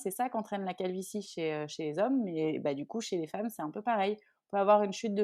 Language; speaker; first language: French; native; French